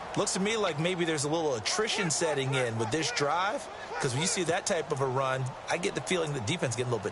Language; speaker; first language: English; native; English